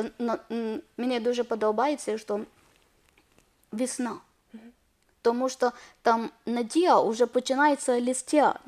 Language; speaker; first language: Ukrainian; non-native, learner; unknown